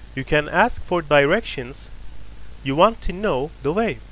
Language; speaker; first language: English; non-native, fluent; Turkish